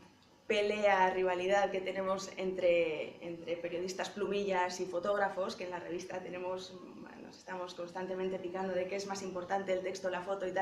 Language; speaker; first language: Spanish; native; Spanish